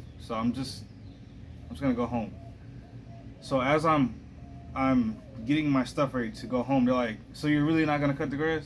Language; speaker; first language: English; native; English